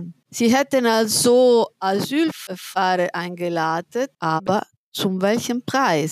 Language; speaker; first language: German; non-native, fluent; Italian